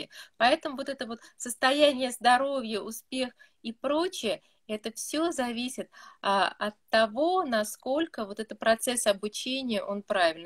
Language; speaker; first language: Russian; native; Russian